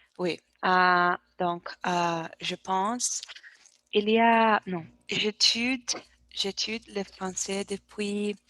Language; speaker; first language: French; non-native, learner; Portuguese